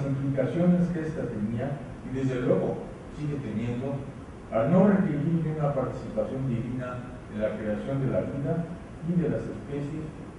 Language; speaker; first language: Spanish; native; Spanish